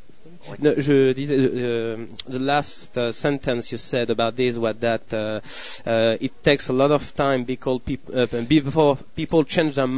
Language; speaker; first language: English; non-native, learner; French